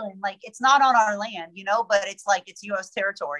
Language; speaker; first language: English; early bilingual, other home language; Persian